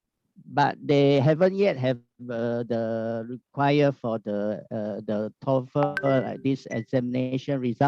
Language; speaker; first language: English; non-native, learner; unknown